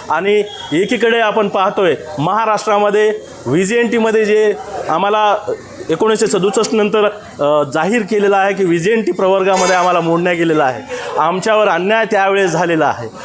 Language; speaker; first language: Marathi; non-native, local second language; Lambadi